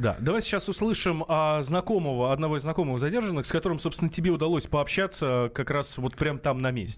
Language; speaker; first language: Russian; native; Russian